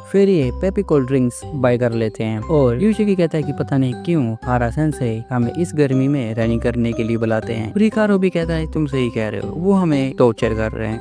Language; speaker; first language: Hindi; native; Hindi